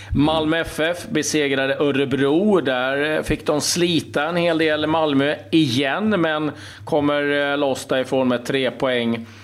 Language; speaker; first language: Swedish; native; Swedish